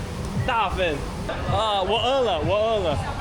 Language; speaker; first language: Chinese; non-native, learner; English